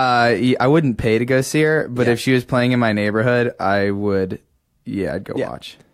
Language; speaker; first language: English; native; English